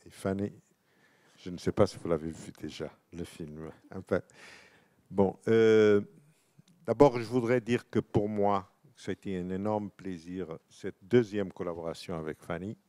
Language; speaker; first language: French; non-native, fluent; Portuguese